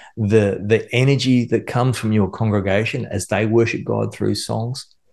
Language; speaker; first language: English; native; English